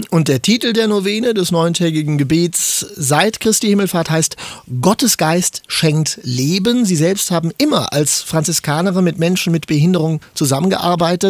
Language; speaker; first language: German; native; German